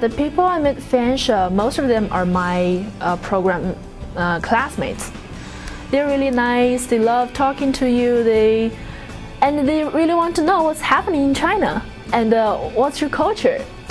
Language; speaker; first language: English; non-native, learner; Chinese